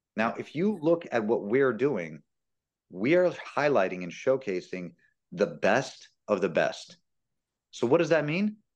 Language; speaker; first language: English; early bilingual, other home language; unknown